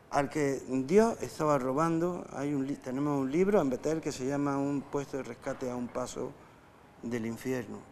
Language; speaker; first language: Spanish; native; Spanish